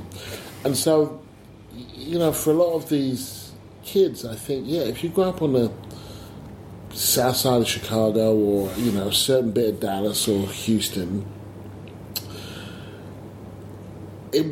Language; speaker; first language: English; native; English